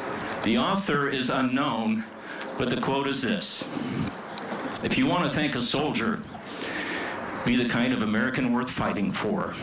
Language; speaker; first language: English; native; English